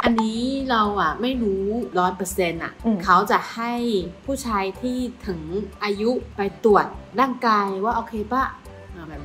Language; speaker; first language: Thai; non-native, fluent; Chinese